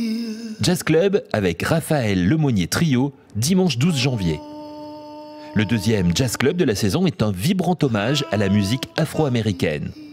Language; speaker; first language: French; native; French